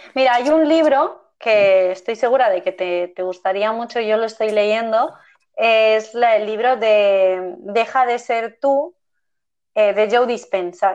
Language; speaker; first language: Spanish; early bilingual, other home language; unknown